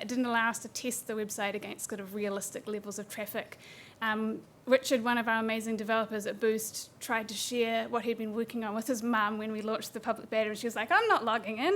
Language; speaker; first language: English; native; English